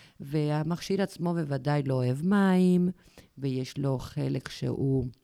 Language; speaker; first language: Hebrew; non-native, fluent; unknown